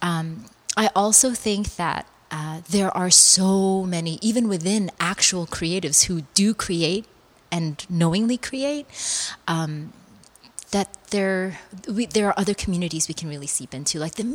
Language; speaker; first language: English; early bilingual, other home language; Korean